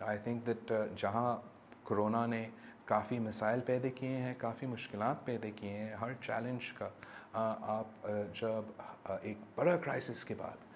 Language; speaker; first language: Urdu; non-native, local second language; English